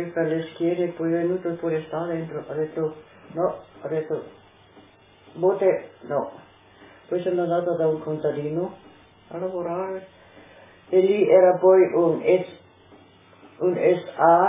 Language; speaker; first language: Italian; non-native, local second language; Slovenian